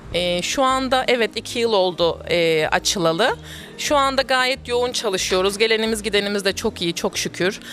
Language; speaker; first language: Turkish; native; Turkish